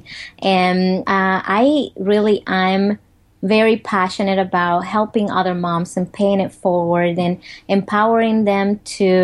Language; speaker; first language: English; non-native, fluent; Spanish